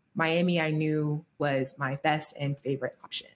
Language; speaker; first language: English; native; English